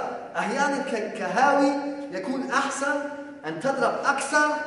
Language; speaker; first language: Arabic; non-native, fluent; Polish